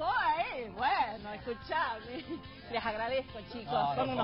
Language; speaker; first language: Spanish; native; Spanish